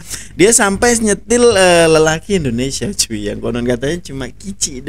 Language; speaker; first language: Indonesian; native; Indonesian